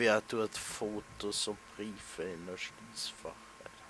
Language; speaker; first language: German; native; German